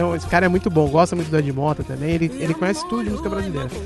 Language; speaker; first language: Portuguese; native; Portuguese